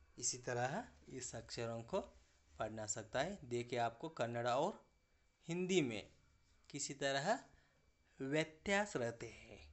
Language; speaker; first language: Hindi; non-native, local second language; Kannada